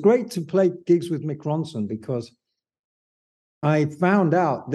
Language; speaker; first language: English; native; English